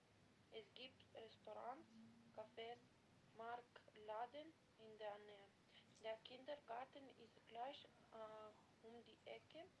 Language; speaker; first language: German; non-native, learner; Macedonian